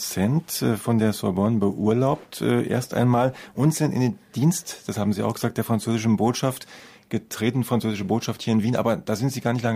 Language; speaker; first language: German; native; German